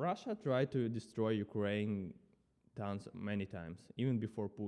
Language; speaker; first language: English; non-native, fluent; Ukrainian